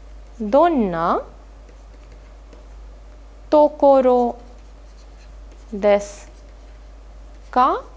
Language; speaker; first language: Japanese; non-native, fluent; Hindi